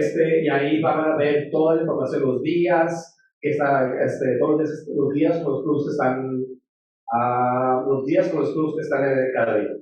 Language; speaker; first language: Spanish; native; Spanish